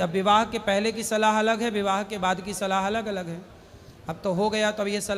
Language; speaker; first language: Hindi; native; Hindi